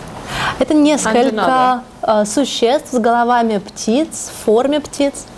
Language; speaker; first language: Russian; native; Russian